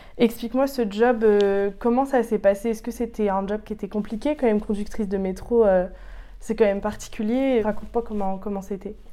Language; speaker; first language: French; native; French